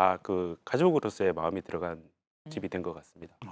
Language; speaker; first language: Korean; native; Korean